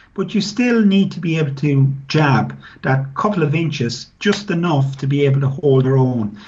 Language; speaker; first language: English; native; English